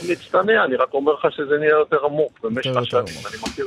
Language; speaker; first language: Hebrew; native; Hebrew